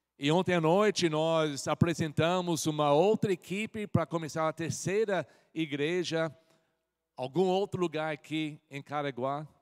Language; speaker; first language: Portuguese; non-native, fluent; English